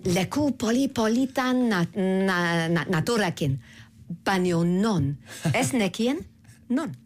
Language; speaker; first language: Basque; non-native, learner; English